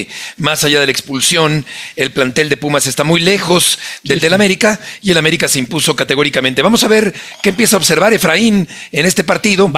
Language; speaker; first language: Spanish; native; Spanish